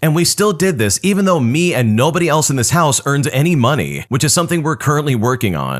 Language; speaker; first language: English; native; English